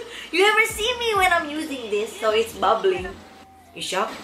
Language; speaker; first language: English; non-native, fluent; Indonesian